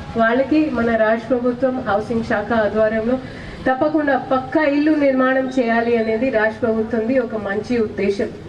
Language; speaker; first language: Telugu; non-native, fluent; Hindi